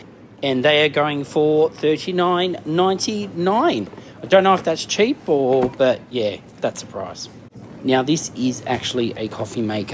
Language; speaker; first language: English; native; English